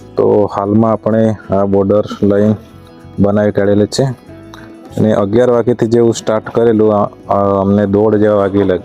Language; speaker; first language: Gujarati; non-native, local second language; Kukna